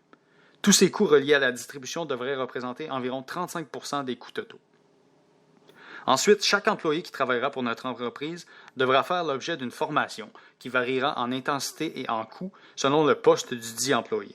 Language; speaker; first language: French; native; French